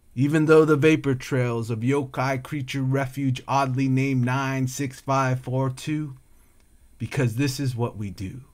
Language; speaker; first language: English; native; English